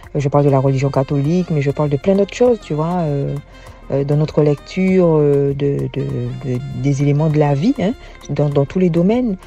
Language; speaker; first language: French; native; French